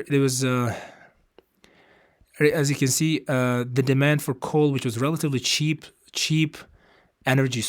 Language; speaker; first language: English; non-native, fluent; Uzbek